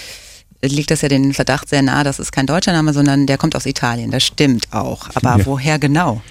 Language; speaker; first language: German; native; German